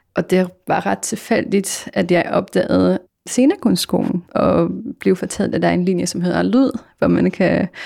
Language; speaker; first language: Danish; non-native, fluent; Polish